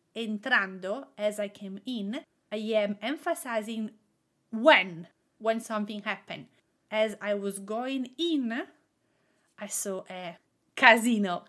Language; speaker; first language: English; non-native, fluent; Italian